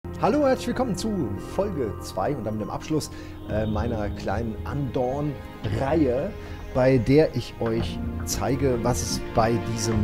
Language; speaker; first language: German; native; German